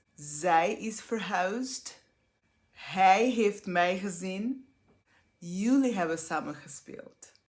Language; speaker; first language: Dutch; non-native, fluent; Portuguese